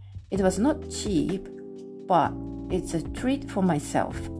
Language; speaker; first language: English; non-native, fluent; Japanese